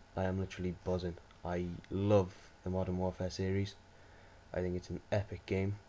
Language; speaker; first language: English; native; English